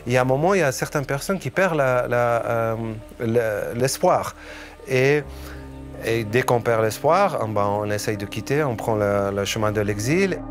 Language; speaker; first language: French; early bilingual, other home language; Persian